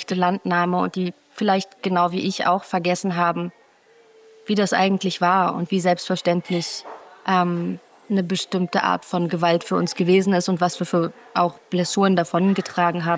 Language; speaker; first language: German; native; German